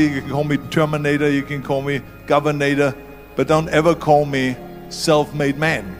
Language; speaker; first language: English; non-native, fluent; German